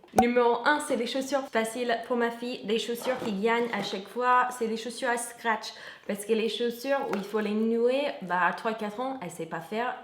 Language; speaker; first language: French; non-native, fluent; English